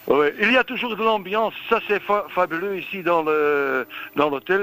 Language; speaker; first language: French; non-native, local second language; Dutch